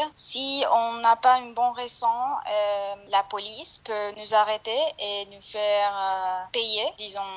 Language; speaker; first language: French; non-native, fluent; Spanish